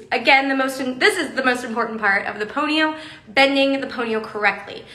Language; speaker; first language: English; native; English